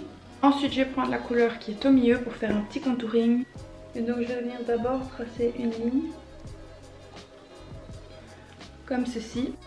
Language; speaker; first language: French; native; French